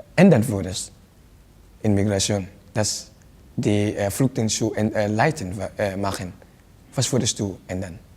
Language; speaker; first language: German; non-native, learner; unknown